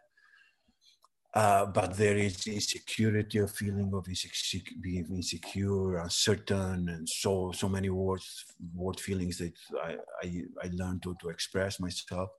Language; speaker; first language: English; non-native, fluent; Serbian